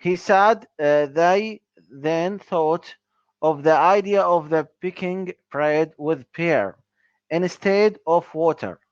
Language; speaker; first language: English; non-native, learner; Arabic